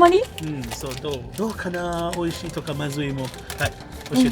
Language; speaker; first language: Japanese; non-native, learner; English